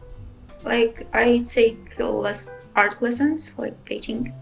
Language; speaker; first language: English; non-native, fluent; Russian